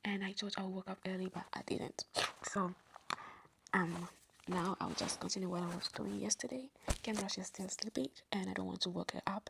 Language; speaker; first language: English; non-native, fluent; French